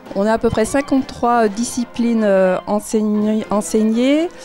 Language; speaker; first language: French; native; French